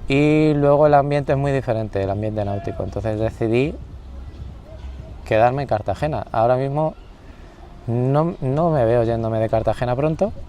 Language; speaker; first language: Spanish; native; Spanish